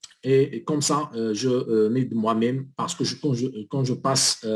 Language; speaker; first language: French; non-native, learner; Arabic